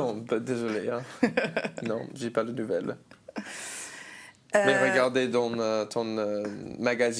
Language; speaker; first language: French; non-native, learner; English